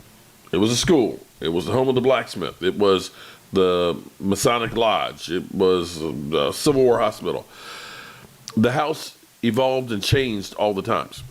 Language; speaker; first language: English; native; English